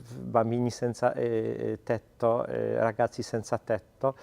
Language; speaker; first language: Italian; non-native, fluent; Polish